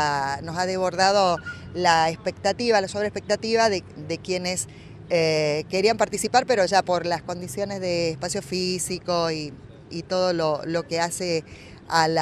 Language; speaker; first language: Spanish; native; Spanish